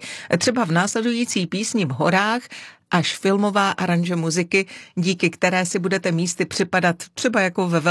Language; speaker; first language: Czech; native; Czech